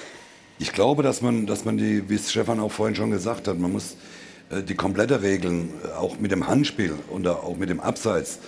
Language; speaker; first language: German; native; German